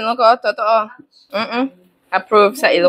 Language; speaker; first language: Filipino; non-native, learner; English